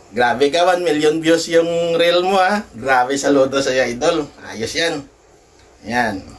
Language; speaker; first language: Filipino; non-native, local second language; Hiligaynon